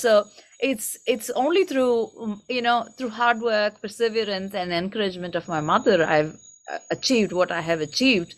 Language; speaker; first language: English; non-native, local second language; Tamil